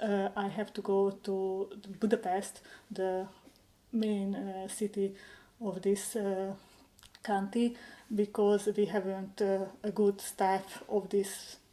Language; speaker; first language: English; non-native, learner; Hungarian